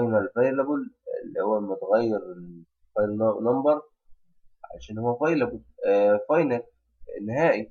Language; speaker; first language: Arabic; native; Arabic